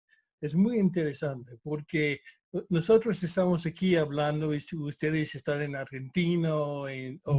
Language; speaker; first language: Spanish; non-native, fluent; English